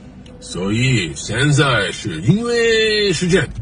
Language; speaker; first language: Chinese; non-native, learner; English